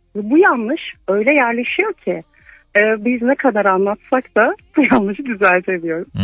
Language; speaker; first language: Turkish; native; Turkish